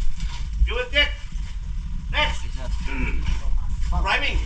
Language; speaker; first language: English; non-native, local second language; Filipino